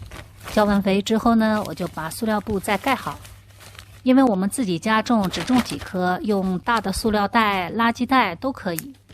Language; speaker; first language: Chinese; native; Chinese